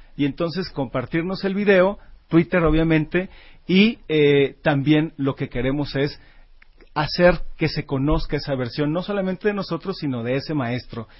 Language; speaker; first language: Spanish; native; Spanish